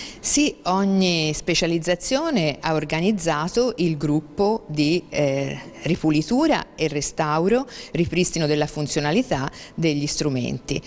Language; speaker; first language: Italian; native; Italian